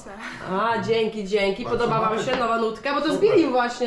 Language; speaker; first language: Polish; native; Polish